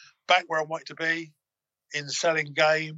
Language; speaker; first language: English; native; English